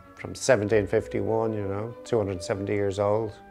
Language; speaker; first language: English; native; English